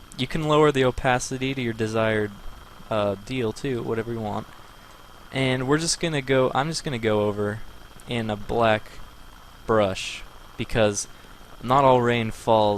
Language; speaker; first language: English; native; English